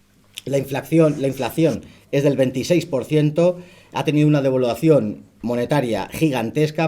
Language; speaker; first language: Spanish; native; Spanish